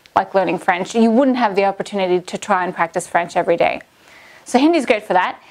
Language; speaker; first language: English; native; English